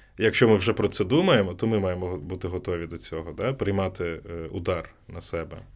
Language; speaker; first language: Ukrainian; non-native, local second language; Crimean Tatar